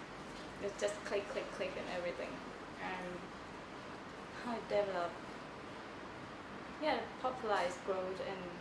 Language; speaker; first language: English; non-native, learner; Thai